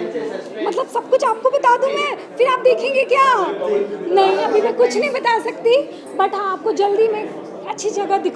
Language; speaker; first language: Hindi; native; Hindi